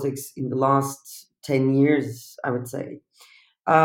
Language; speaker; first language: English; non-native, fluent; Turkish